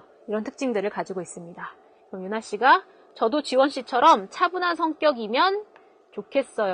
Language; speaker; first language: Korean; native; Korean